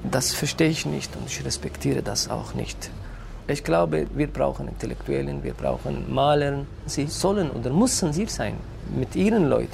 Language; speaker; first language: German; non-native, fluent; Kurdish